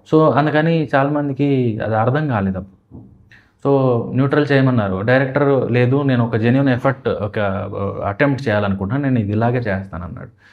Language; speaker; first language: Telugu; native; Telugu